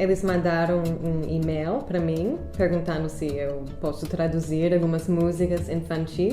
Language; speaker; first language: Portuguese; non-native, fluent; English